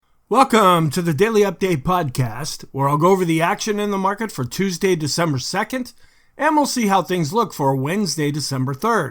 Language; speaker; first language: English; native; English